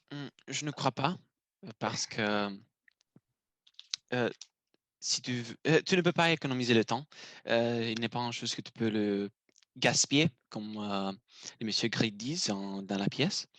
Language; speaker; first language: French; non-native, learner; Romanian